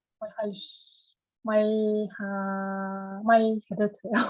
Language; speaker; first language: Korean; non-native, learner; Russian